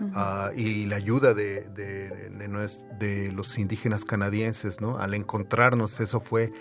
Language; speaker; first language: Spanish; native; Spanish